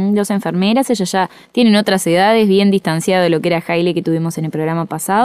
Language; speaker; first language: Spanish; native; Spanish